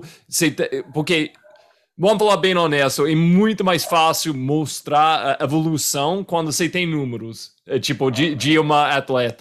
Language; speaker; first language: Portuguese; non-native, fluent; English